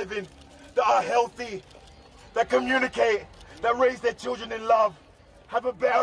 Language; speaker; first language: English; native; English